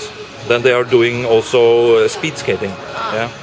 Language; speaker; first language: English; non-native, fluent; Norwegian